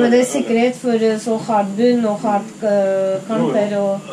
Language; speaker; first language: Norwegian; non-native, fluent; Russian